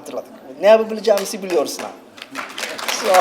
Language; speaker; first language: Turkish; non-native, fluent; Somali